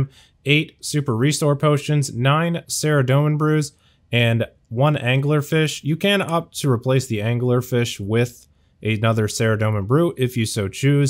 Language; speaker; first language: English; native; English